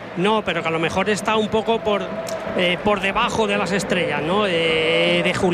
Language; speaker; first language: Spanish; native; Spanish